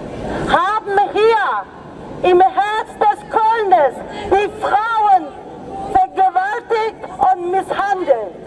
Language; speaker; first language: German; non-native, fluent; Persian